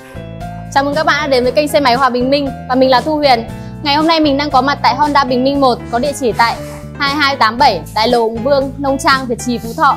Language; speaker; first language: Vietnamese; native; Vietnamese